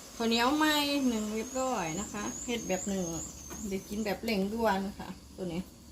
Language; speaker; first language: Thai; native; Thai